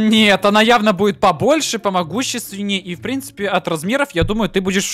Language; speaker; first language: Russian; native; Russian